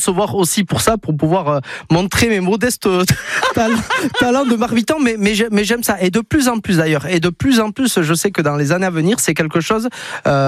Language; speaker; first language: French; native; French